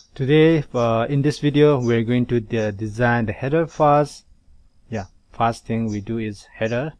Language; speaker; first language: English; non-native, local second language; Manipuri